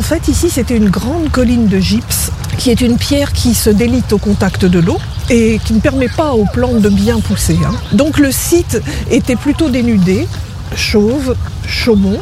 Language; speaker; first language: French; native; French